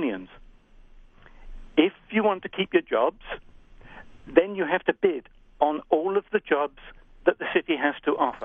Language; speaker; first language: English; native; English